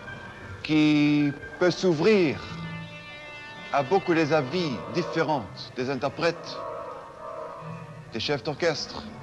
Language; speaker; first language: French; non-native, fluent; German